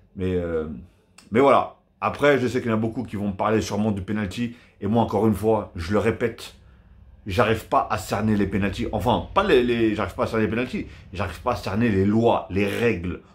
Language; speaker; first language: French; native; French